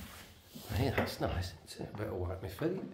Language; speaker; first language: English; native; English